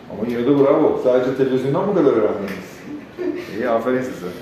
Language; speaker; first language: Turkish; native; Turkish